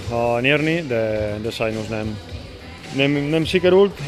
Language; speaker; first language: Hungarian; non-native, learner; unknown